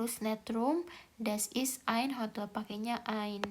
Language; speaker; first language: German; non-native, learner; Indonesian